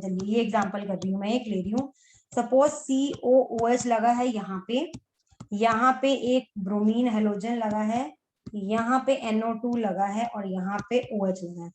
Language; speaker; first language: Hindi; native; Hindi